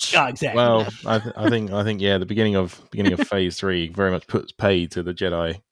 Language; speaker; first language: English; native; English